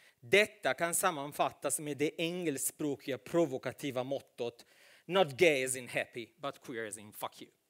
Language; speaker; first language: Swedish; non-native, fluent; Italian